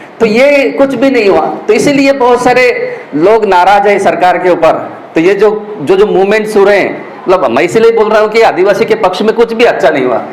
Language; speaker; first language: Hindi; non-native, local second language; Gondi